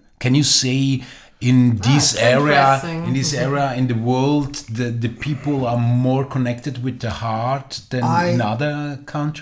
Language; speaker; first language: English; non-native, learner; German